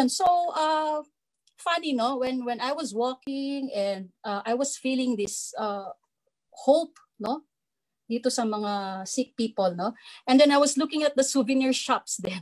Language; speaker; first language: English; non-native, local second language; Filipino